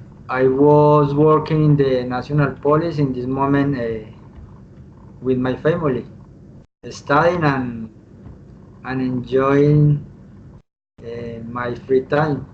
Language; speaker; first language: English; non-native, learner; Spanish